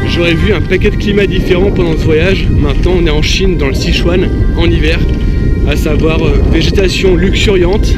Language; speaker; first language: French; native; French